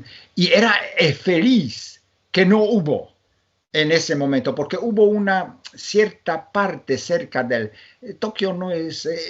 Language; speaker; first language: Spanish; non-native, fluent; Polish